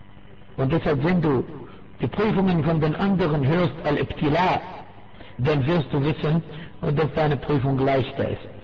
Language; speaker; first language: German; non-native, fluent; Arabic